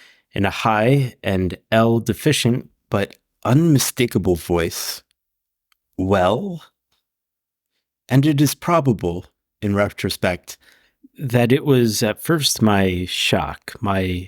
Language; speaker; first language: English; native; English